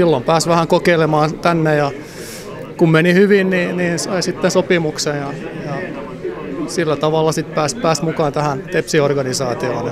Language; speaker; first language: Finnish; non-native, local second language; Swedish